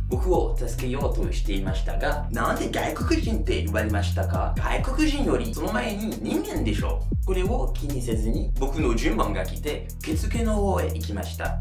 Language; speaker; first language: Japanese; non-native, fluent; French